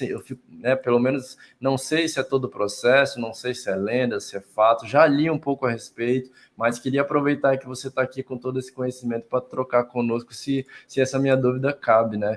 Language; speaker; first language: Portuguese; native; Portuguese